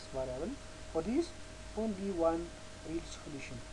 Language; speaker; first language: English; non-native, local second language; Amharic